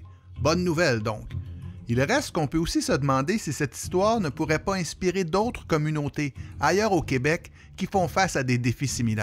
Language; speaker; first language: French; native; French